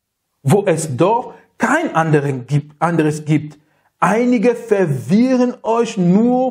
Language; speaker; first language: German; non-native, fluent; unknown